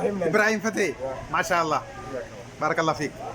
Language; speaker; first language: Arabic; non-native, learner; Malayalam